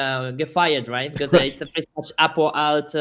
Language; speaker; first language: English; non-native, fluent; Japanese